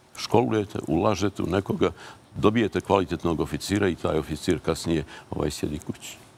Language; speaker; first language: Croatian; native; Croatian